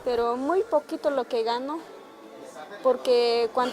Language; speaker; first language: Spanish; non-native, local second language; Tzotzil